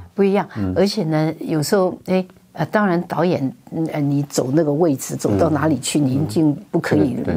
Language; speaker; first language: Chinese; non-native, fluent; Wu Chinese